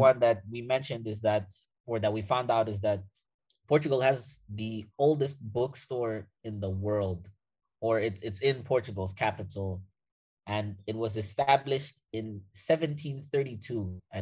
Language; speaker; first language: English; non-native, fluent; Portuguese